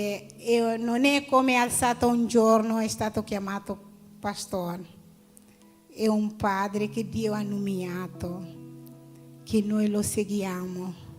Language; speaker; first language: Italian; non-native, learner; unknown